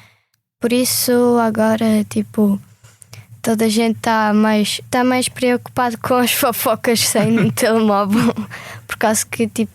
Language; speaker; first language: Portuguese; early bilingual, other home language; Ukrainian